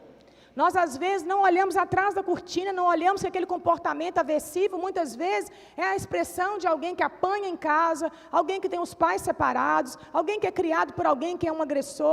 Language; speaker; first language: Portuguese; native; Portuguese